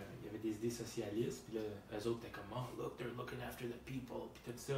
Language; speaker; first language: French; native; French